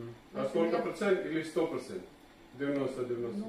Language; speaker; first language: Russian; non-native, learner; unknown